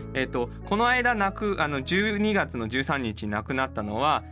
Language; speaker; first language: Japanese; non-native, fluent; Chinese